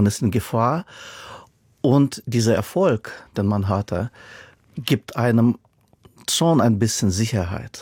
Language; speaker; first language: German; non-native, fluent; Russian